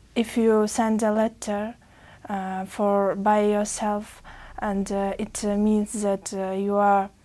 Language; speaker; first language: English; non-native, fluent; Uzbek